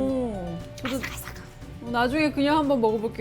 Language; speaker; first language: Korean; native; Korean